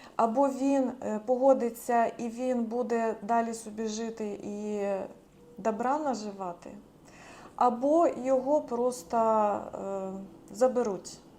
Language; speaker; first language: Ukrainian; non-native, local second language; Russian